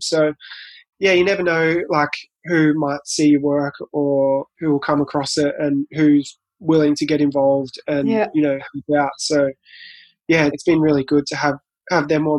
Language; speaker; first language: English; native; English